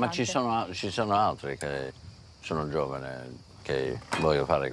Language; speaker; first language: Italian; non-native, learner; English